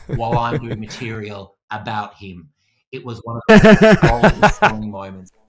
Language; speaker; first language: English; native; English